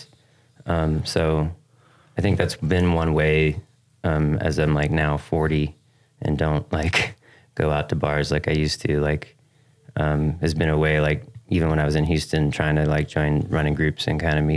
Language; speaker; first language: English; native; English